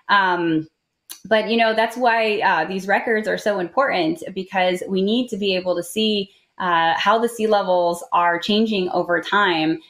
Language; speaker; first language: English; native; English